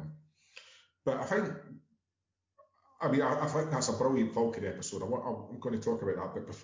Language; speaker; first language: English; native; English